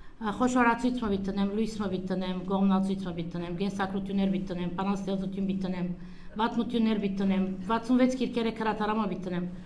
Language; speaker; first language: Armenian; native; Armenian